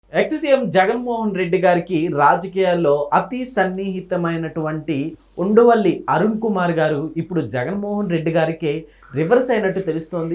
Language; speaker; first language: Telugu; native; Telugu